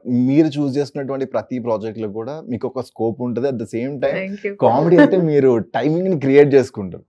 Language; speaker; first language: Telugu; native; Telugu